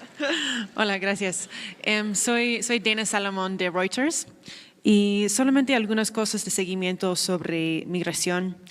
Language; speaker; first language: Spanish; non-native, fluent; English